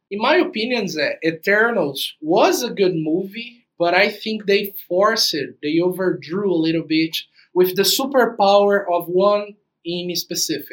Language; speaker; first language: English; non-native, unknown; Portuguese